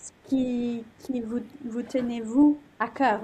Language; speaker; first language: French; non-native, fluent; English